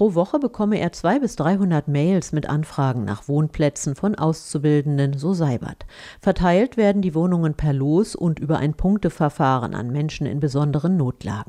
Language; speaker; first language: German; native; German